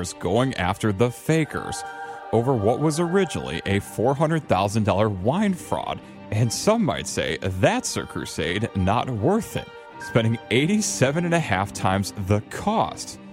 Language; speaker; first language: English; native; English